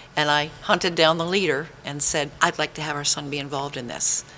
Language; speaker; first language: English; native; English